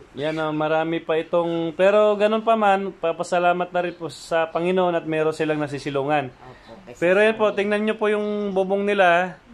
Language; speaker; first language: Filipino; non-native, local second language; Cebuano